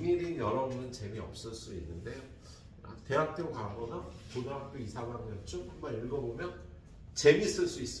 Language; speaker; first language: Korean; native; Korean